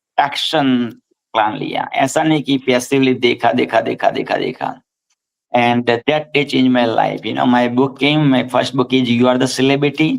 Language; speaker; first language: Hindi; non-native, local second language; Gujarati